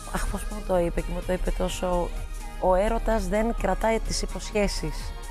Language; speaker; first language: Greek; early bilingual, heritage; Greek